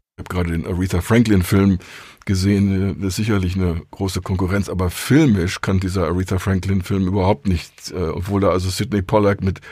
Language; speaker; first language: German; native; German